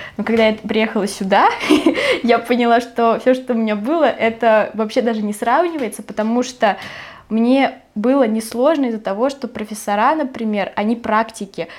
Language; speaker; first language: Russian; native; Russian